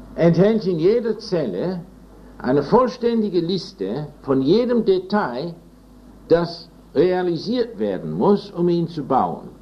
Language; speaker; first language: German; non-native, fluent; English